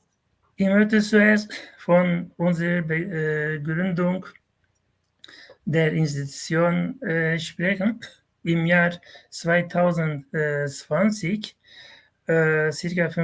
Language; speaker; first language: German; non-native, fluent; Kurdish